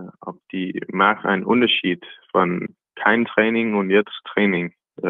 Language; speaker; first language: German; non-native, learner; Danish